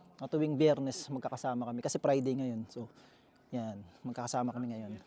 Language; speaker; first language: Filipino; native; Filipino